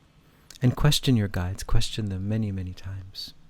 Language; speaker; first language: English; native; English